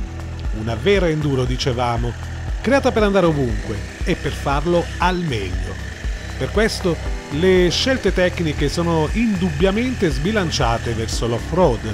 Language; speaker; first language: Italian; native; Italian